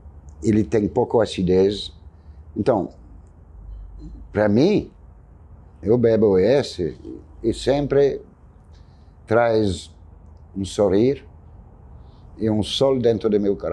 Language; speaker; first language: Portuguese; non-native, fluent; French